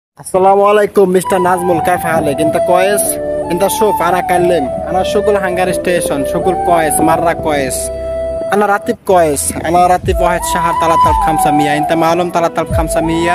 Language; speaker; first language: Arabic; non-native, learner; Bangla